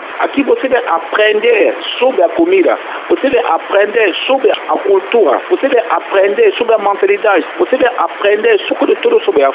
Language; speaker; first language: Portuguese; non-native, fluent; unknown